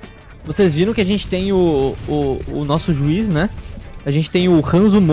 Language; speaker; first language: Portuguese; native; Portuguese